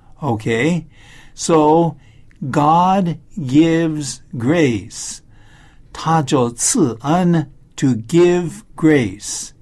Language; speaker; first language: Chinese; non-native, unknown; English